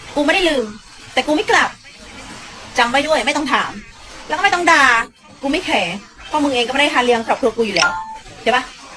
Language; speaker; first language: Thai; non-native, fluent; Khmer